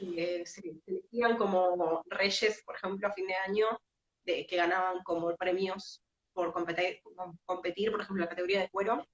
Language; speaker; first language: Spanish; native; Spanish